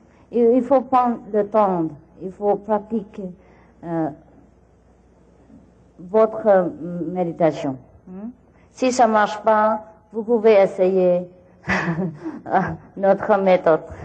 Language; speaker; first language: French; non-native, learner; Vietnamese